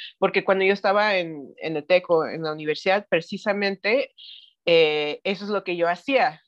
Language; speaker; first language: Spanish; early bilingual, heritage; Spanish